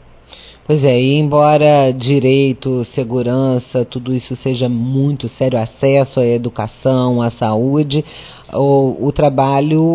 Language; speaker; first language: Portuguese; native; Portuguese